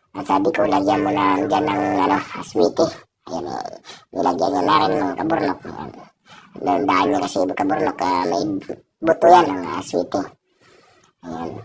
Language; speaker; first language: Filipino; non-native, local second language; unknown